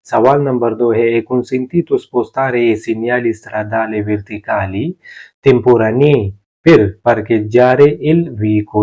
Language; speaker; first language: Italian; non-native, learner; Urdu